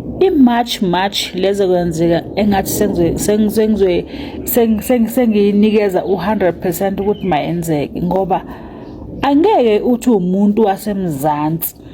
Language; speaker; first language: Zulu; native; Zulu